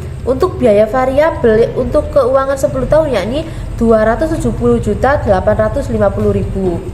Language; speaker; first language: Indonesian; native; Indonesian